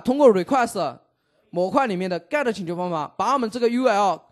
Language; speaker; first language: Chinese; native; Chinese